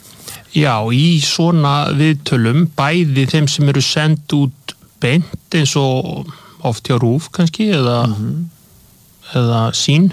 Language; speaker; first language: Icelandic; native; Icelandic